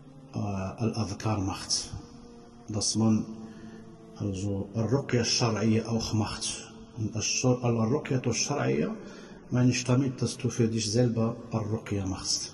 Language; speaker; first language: German; non-native, fluent; Arabic